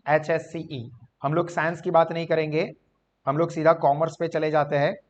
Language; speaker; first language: Hindi; non-native, local second language; Gujarati